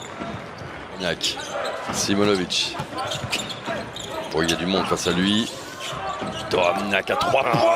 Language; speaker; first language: French; native; French